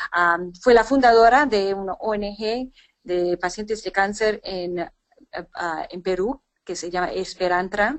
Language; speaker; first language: Spanish; non-native, fluent; English